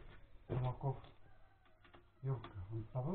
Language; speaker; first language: Russian; native; Russian